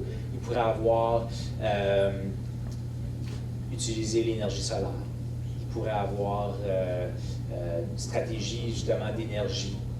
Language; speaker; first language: French; native; French